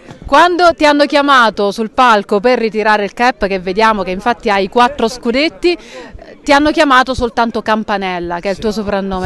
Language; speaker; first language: Italian; native; Italian